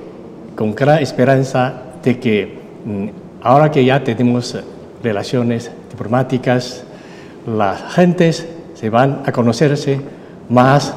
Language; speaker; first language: Spanish; non-native, fluent; Chinese